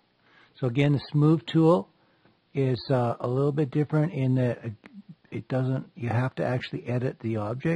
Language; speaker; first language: English; native; English